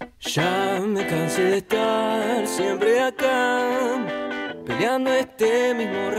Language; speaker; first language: Spanish; native; Spanish